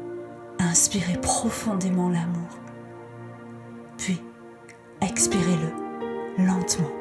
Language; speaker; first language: French; native; French